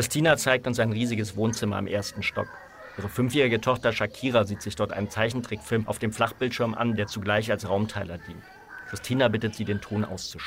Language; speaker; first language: German; native; German